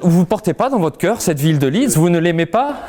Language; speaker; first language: French; native; French